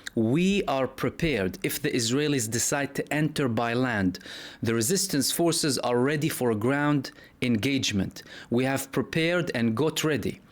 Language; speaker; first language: English; non-native, fluent; Arabic